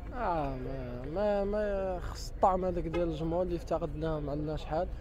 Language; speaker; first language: Arabic; native; Arabic